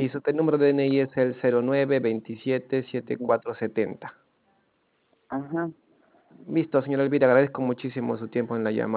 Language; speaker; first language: Spanish; native; Spanish